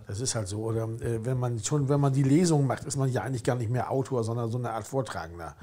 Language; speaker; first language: German; native; German